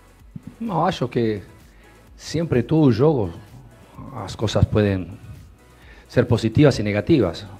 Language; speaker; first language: Portuguese; non-native, fluent; Spanish